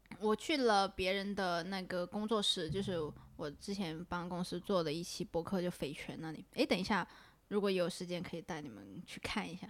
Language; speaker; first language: Chinese; non-native, local second language; Cantonese